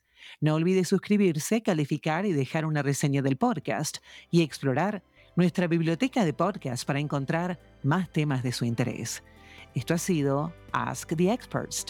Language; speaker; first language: Spanish; native; Spanish